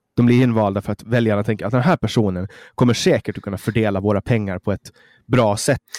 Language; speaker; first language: Swedish; native; Swedish